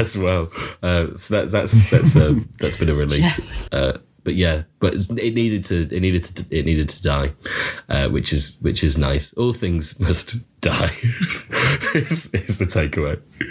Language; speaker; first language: English; native; English